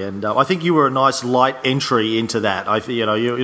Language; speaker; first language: English; native; English